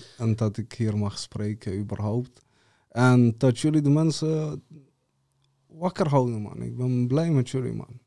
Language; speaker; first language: Dutch; early bilingual, other home language; Serbian